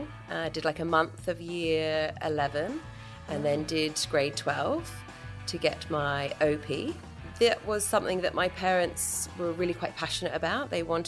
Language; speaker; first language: English; native; English